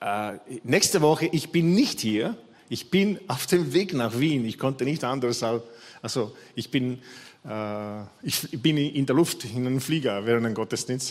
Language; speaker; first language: German; non-native, fluent; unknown